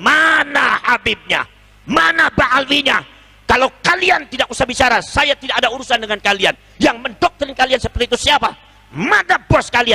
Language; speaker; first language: Indonesian; non-native, local second language; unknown